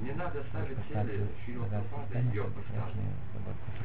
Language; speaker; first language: Russian; non-native, fluent; Lithuanian